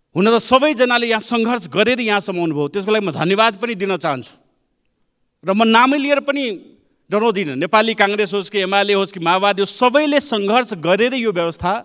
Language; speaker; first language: Nepali; non-native, local second language; Maithili